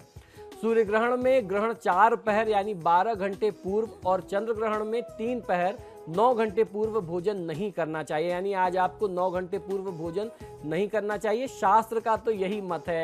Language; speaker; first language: Hindi; native; Hindi